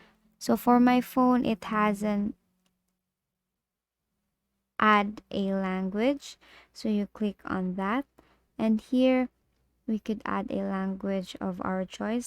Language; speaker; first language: English; non-native, local second language; Filipino